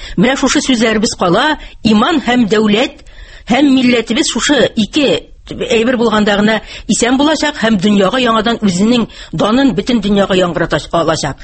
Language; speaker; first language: Tatar; native; Tatar